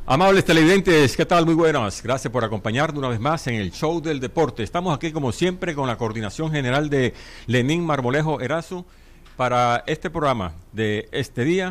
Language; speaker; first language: Spanish; native; Spanish